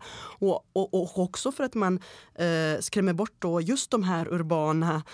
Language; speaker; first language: Swedish; early bilingual, other home language; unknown